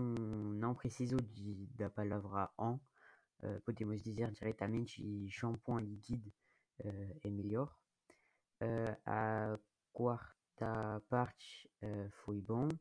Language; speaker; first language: Portuguese; non-native, learner; French